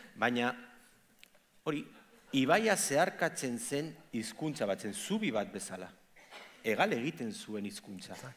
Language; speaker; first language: Basque; non-native, local second language; Spanish